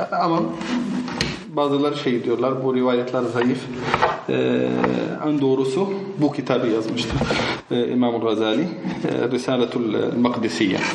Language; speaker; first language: Turkish; non-native, fluent; Arabic